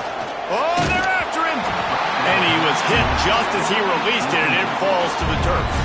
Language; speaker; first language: English; native; English